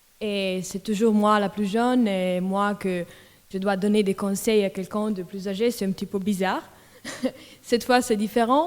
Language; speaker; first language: French; non-native, local second language; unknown